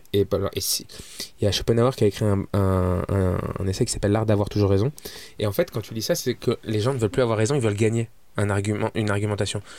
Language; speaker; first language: French; early bilingual, other home language; Arabic